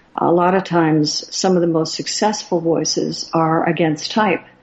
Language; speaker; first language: English; native; English